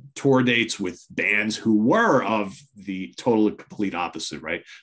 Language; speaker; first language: English; native; English